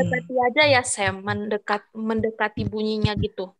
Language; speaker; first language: Indonesian; native; Indonesian